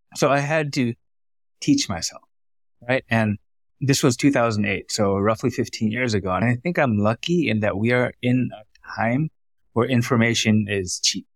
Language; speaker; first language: English; early bilingual, other home language; Vietnamese